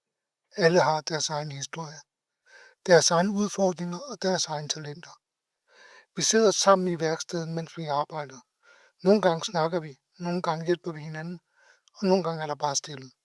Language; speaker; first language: Danish; native; Danish